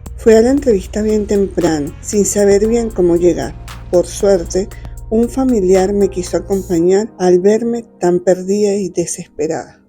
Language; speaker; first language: Spanish; native; Spanish